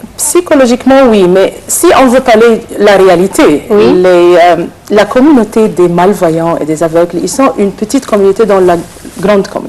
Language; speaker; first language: French; non-native, fluent; Arabic